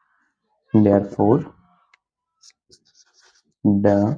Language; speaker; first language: English; non-native, local second language; Hindi